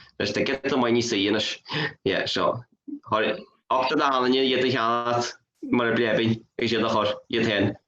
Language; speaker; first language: Irish; native; Irish